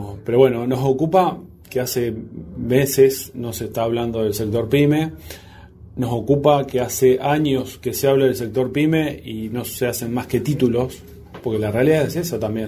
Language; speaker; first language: Spanish; native; Spanish